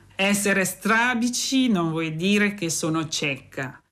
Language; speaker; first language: Italian; non-native, fluent; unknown